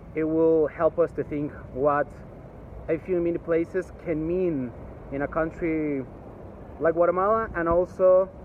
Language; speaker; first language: English; early bilingual, other home language; Spanish